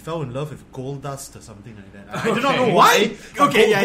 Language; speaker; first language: English; native; English